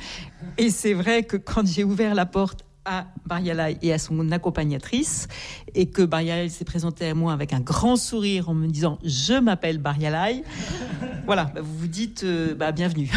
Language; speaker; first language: French; native; French